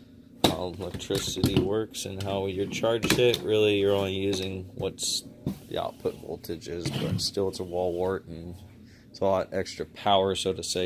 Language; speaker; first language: English; native; English